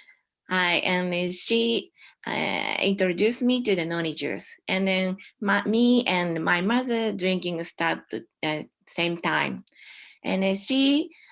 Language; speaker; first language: English; non-native, learner; Japanese